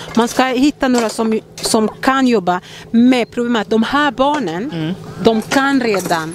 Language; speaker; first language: Swedish; early bilingual, other home language; Lingala